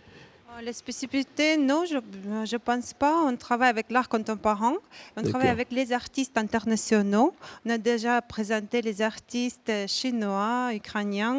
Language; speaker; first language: French; non-native, fluent; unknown